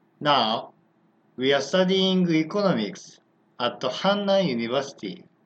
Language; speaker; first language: English; non-native, learner; Japanese